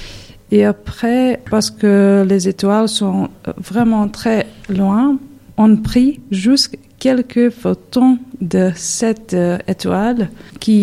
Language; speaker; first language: French; non-native, learner; Serbian